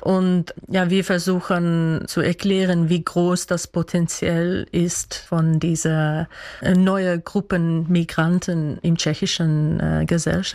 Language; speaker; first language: German; non-native, fluent; Dutch